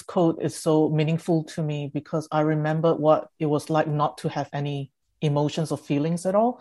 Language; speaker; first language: English; early bilingual, other home language; Indonesian